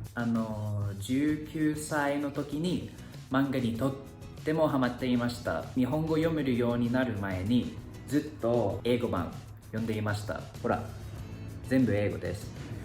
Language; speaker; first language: Japanese; non-native, learner; English